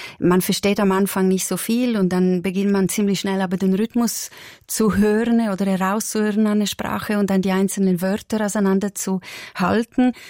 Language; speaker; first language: German; non-native, local second language; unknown